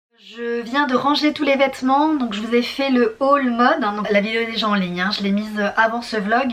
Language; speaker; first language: French; native; French